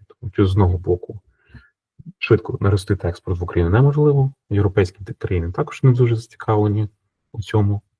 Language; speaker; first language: Ukrainian; native; Ukrainian